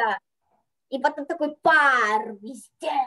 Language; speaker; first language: Russian; early bilingual, heritage; Russian